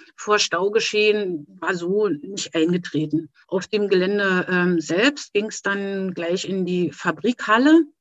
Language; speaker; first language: German; native; German